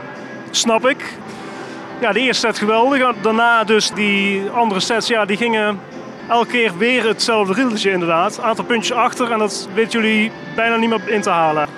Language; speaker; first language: Dutch; native; Dutch